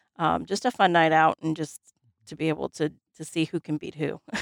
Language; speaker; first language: English; native; English